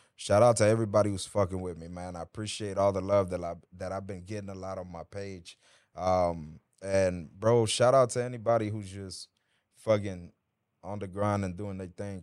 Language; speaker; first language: English; early bilingual, other home language; Spanish